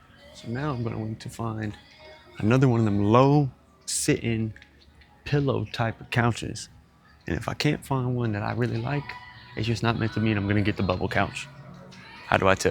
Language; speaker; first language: English; native; English